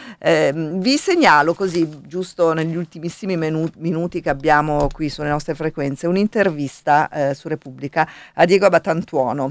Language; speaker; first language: Italian; native; Italian